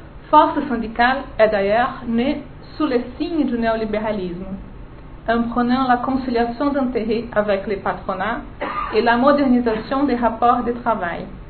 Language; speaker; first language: French; non-native, fluent; Portuguese